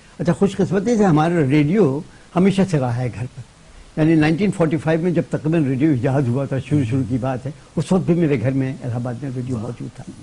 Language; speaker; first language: Urdu; native; Urdu